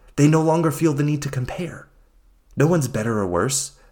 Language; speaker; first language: English; native; English